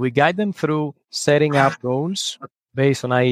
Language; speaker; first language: English; non-native, fluent; Greek